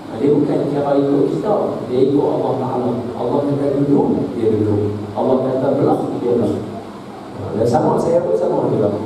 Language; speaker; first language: Malay; native; Malay